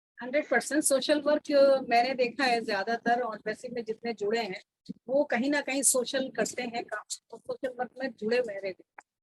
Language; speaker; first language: Hindi; native; Hindi